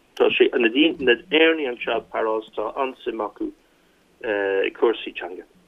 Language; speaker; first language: Irish; non-native, local second language; English